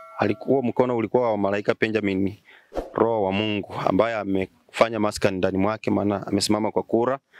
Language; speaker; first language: Swahili; non-native, local second language; Luyia